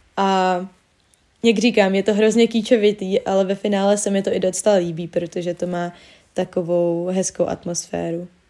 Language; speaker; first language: Czech; native; Czech